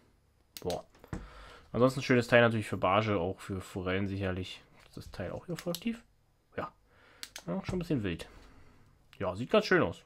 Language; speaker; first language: German; native; German